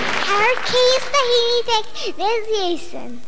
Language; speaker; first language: Turkish; non-native, learner; English